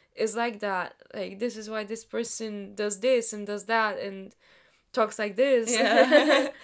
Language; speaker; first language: English; non-native, fluent; Bulgarian